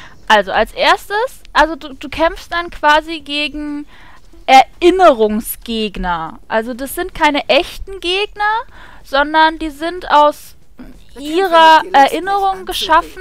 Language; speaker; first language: German; native; German